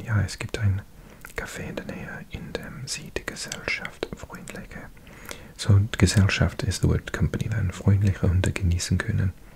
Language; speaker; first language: German; non-native, learner; English